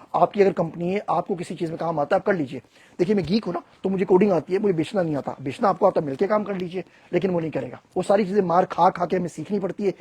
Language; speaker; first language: Urdu; native; Urdu